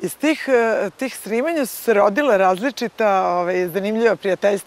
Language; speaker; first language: Serbian; native; Serbian